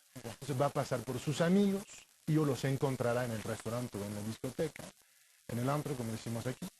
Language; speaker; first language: Spanish; non-native, fluent; French